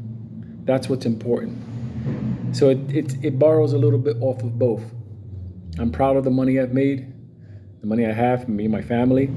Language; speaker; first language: English; native; English